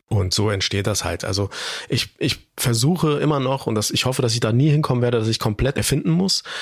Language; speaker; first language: German; early bilingual, other home language; Turkish